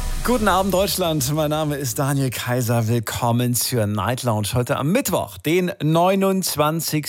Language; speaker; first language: German; native; German